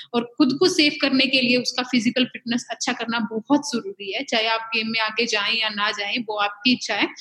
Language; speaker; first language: Hindi; native; Hindi